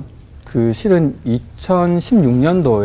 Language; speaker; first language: Korean; native; Korean